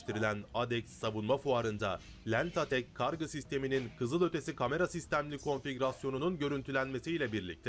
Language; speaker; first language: Turkish; native; Turkish